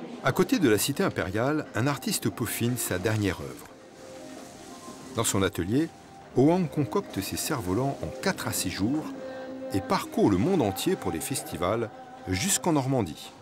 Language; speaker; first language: French; native; French